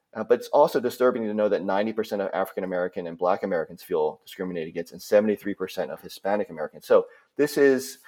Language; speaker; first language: English; native; English